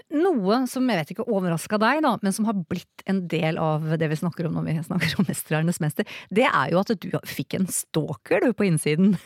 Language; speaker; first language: Norwegian; native; Norwegian